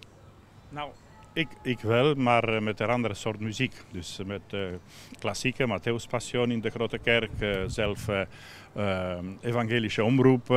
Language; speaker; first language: Dutch; non-native, fluent; Romanian